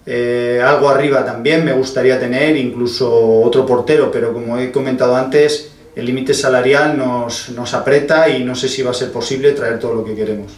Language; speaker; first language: Spanish; native; Spanish